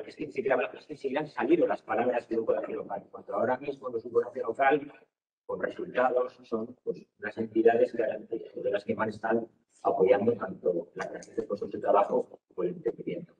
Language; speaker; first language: Spanish; native; Spanish